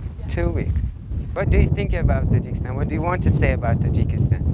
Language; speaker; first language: English; non-native, learner; Tajik